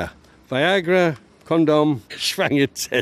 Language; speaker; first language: German; non-native, learner; English